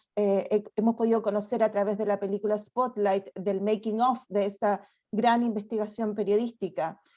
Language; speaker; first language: Spanish; native; Spanish